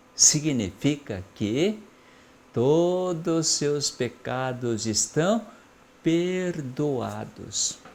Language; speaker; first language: Portuguese; non-native, fluent; Korean